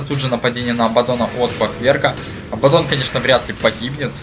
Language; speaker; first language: Russian; native; Russian